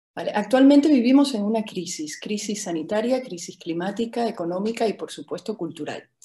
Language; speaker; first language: Spanish; native; Spanish